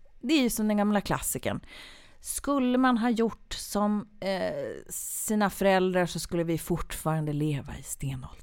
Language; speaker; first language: Swedish; native; Swedish